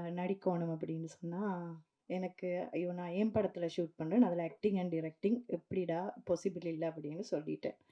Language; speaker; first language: Tamil; native; Tamil